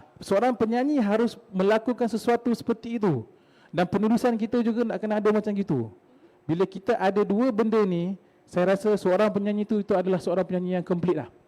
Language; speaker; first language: Malay; native; Malay